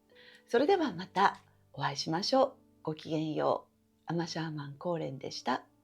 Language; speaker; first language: Japanese; native; Japanese